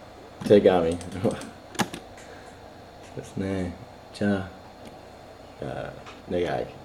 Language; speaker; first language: Japanese; non-native, learner; English